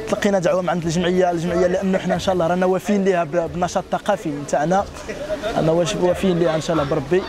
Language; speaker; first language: Arabic; native; Arabic